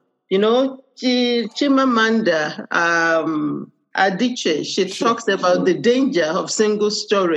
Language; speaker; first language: English; non-native, local second language; Yoruba